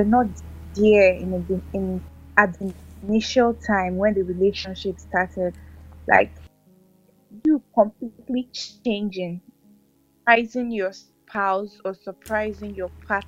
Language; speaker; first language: English; non-native, local second language; Igbo